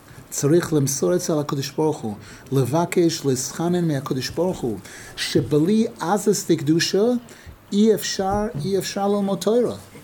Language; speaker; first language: Hebrew; non-native, fluent; English